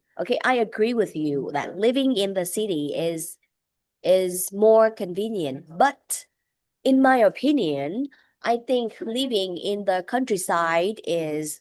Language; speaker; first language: English; non-native, fluent; Vietnamese